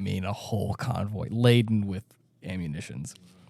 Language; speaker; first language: English; native; English